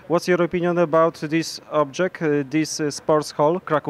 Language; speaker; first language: English; non-native, learner; Polish